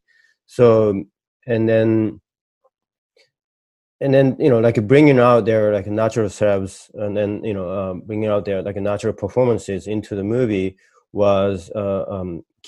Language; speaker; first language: English; non-native, fluent; Japanese